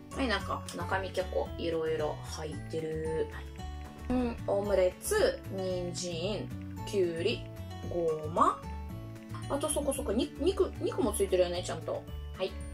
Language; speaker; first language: Japanese; non-native, fluent; Russian